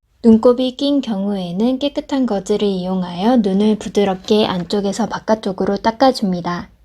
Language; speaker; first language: Korean; native; Korean